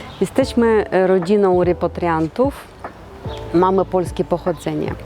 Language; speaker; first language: Polish; non-native, fluent; Russian